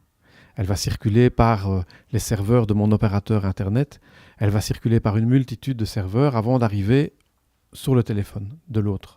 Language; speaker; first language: French; native; French